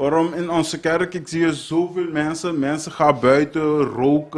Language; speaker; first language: Dutch; non-native, learner; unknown